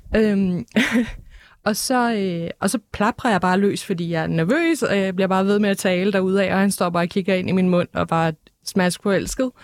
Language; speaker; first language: Danish; early bilingual, other home language; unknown